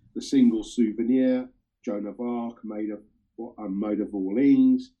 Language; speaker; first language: English; native; English